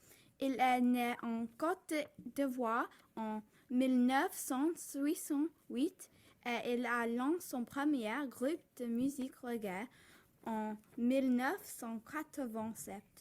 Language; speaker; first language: French; non-native, learner; English